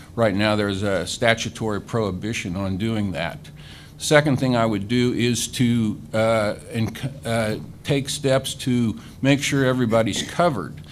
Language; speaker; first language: English; native; English